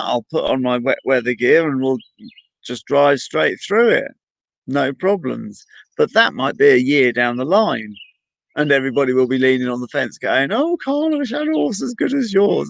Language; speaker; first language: English; native; English